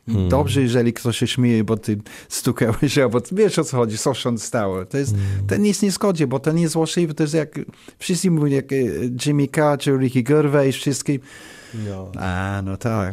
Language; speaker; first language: Polish; non-native, learner; English